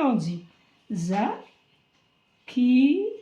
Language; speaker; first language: French; non-native, local second language; Arabic